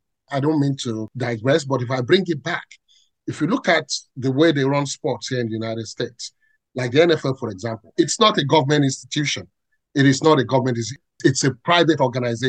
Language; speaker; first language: English; non-native, local second language; Yoruba